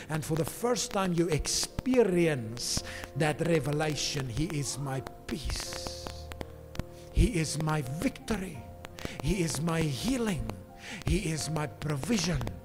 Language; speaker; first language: English; non-native, local second language; Afrikaans